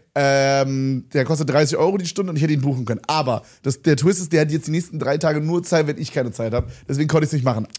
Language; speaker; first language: German; native; German